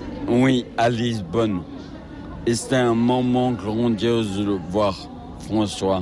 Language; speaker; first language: French; native; French